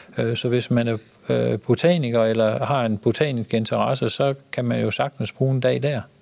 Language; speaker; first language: Danish; native; Danish